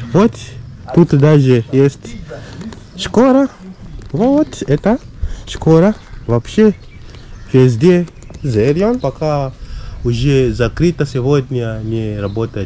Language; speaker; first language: Russian; non-native, fluent; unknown